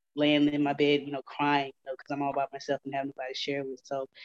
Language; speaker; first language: English; native; English